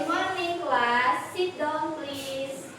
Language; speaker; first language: English; non-native, learner; Indonesian